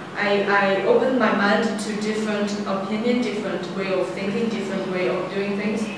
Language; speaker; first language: English; non-native, fluent; Chinese